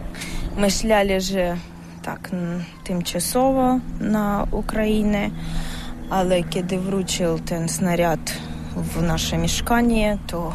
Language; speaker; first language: Polish; non-native, learner; Russian